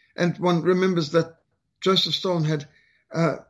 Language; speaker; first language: English; native; English